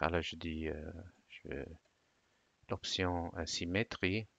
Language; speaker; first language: French; non-native, fluent; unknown